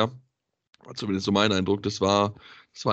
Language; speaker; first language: German; native; German